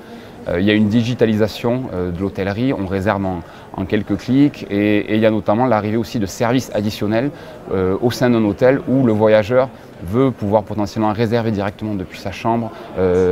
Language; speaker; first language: French; native; French